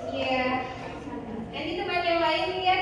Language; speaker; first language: Indonesian; native; Indonesian